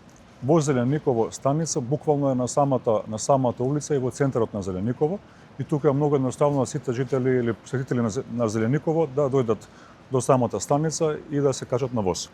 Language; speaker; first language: Macedonian; native; Macedonian